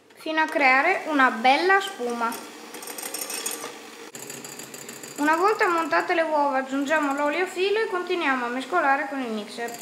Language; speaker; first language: Italian; native; Italian